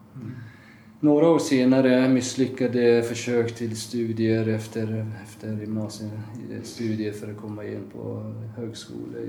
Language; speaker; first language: Swedish; non-native, fluent; Persian